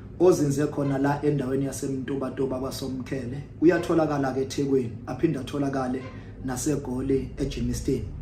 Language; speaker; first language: Zulu; native; Zulu